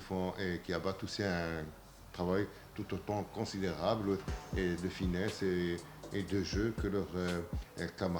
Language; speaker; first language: French; non-native, local second language; Arabic